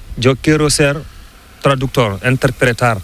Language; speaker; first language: Spanish; non-native, learner; Fula